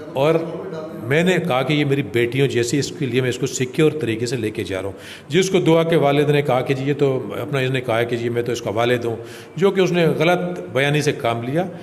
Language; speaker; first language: Urdu; native; Urdu